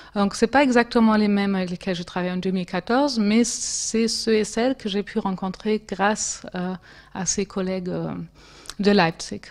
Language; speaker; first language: French; non-native, fluent; German